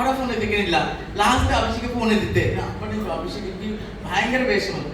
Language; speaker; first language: Malayalam; non-native, local second language; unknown